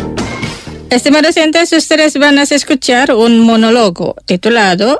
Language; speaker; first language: Spanish; non-native, fluent; Indonesian